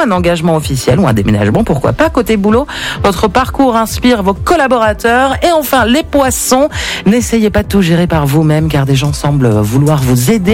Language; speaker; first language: French; native; French